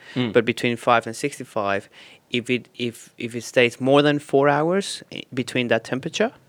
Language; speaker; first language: English; non-native, fluent; Spanish